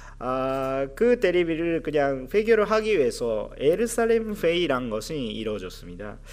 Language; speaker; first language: Korean; non-native, fluent; Japanese